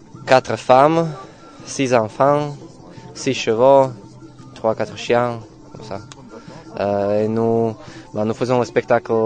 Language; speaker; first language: French; non-native, fluent; Slovak